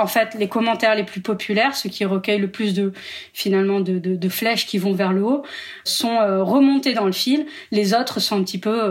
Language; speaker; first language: French; native; French